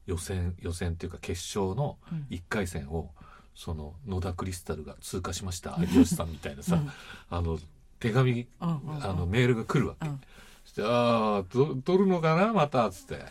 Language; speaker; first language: Japanese; native; Japanese